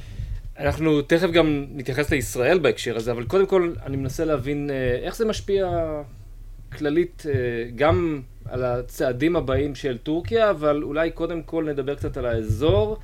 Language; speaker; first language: Hebrew; native; Hebrew